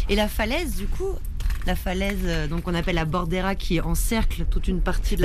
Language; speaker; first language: French; native; French